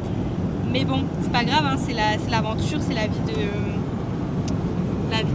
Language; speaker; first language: French; native; French